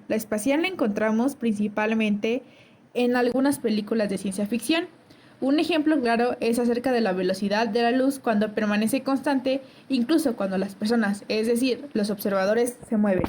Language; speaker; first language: Spanish; native; Spanish